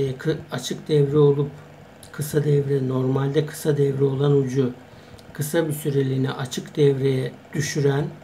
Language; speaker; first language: Turkish; native; Turkish